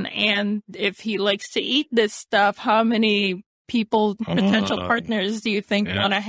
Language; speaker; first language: English; native; English